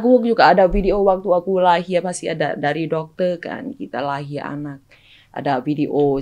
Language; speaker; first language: Indonesian; non-native, fluent; Thai